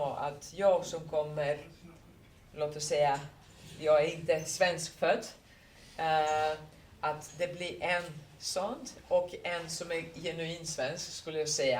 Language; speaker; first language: Swedish; non-native, fluent; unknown